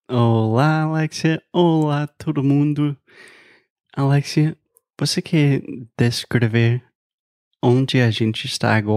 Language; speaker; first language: Portuguese; non-native, fluent; English